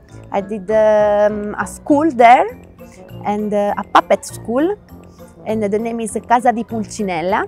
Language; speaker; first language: English; non-native, learner; Italian